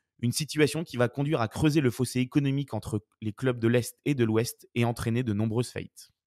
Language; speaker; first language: French; native; French